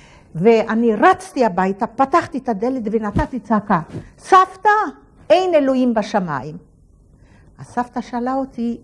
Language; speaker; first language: Hebrew; non-native, fluent; Polish